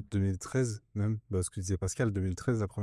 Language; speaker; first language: French; native; French